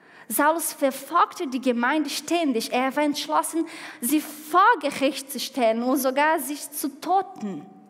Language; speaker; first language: German; non-native, fluent; Portuguese